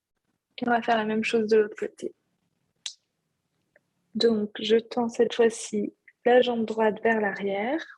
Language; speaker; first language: French; native; French